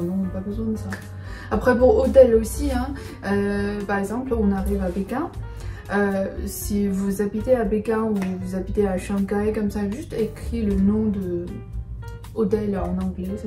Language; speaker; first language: French; non-native, fluent; Chinese